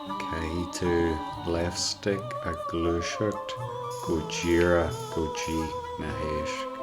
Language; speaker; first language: Irish; non-native, local second language; English